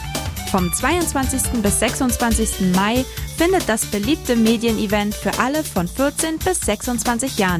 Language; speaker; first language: German; native; German